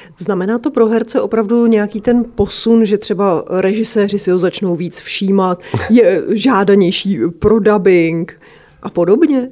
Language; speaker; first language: Czech; native; Czech